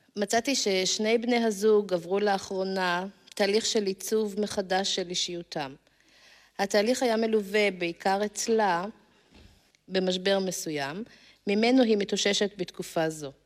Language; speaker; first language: Hebrew; native; Hebrew